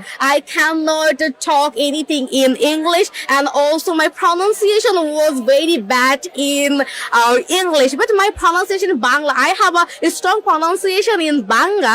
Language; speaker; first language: English; non-native, learner; Bangla